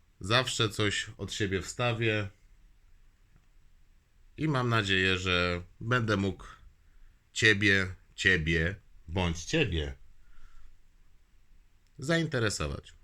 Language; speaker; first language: Polish; native; Polish